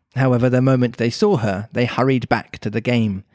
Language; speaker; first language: English; native; English